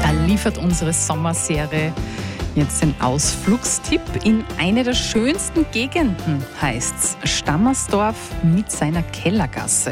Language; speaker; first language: German; native; German